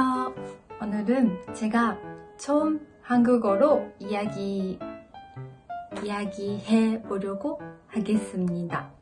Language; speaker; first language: Korean; non-native, learner; Japanese